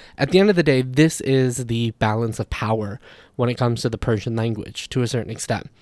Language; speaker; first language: English; native; English